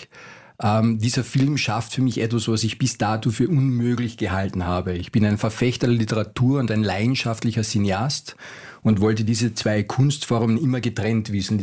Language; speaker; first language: German; native; German